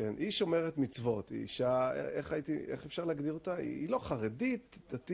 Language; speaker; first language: Hebrew; native; Hebrew